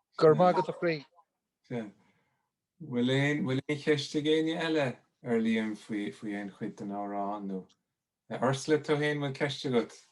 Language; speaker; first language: Irish; native; Irish